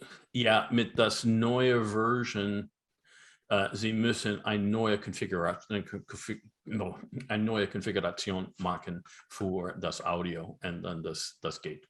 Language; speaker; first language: German; non-native, learner; English